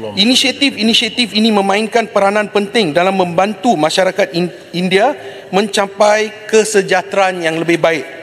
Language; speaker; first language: Malay; non-native, local second language; Tamil